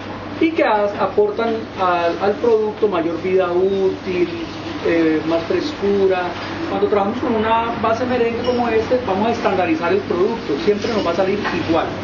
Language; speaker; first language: Spanish; native; Spanish